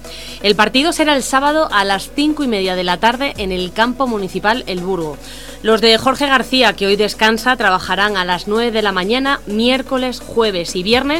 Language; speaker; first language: Spanish; native; Spanish